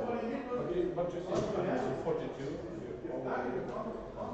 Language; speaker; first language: English; non-native, learner; Norwegian